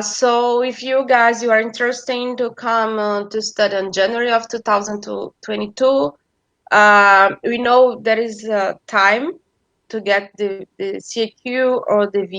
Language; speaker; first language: English; non-native, fluent; Portuguese